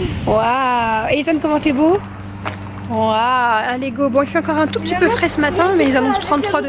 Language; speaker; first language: French; native; French